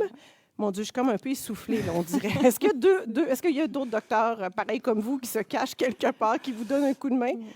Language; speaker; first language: French; native; French